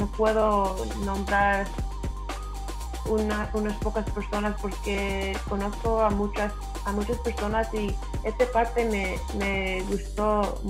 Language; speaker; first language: Spanish; early bilingual, heritage; English